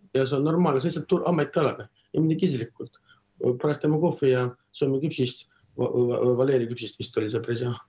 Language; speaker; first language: Estonian; non-native, local second language; Russian